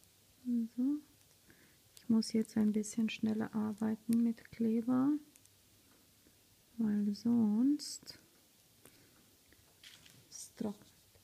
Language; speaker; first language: German; non-native, fluent; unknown